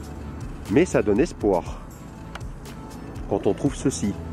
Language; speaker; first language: French; native; French